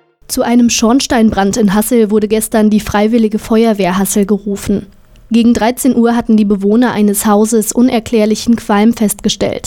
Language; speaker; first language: German; native; German